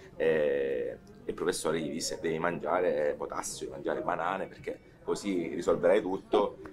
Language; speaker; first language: Italian; native; Italian